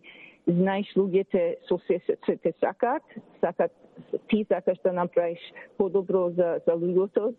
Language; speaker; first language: Macedonian; early bilingual, heritage; Macedonian